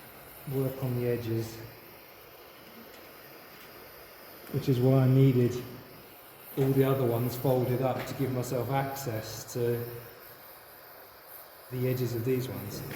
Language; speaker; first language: English; native; English